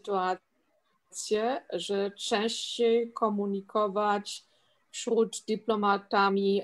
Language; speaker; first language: Polish; non-native, fluent; German